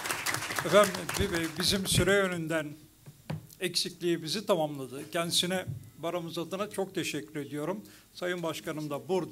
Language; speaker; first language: Turkish; native; Turkish